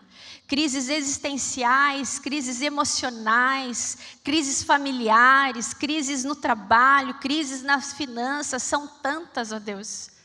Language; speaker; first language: Portuguese; native; Portuguese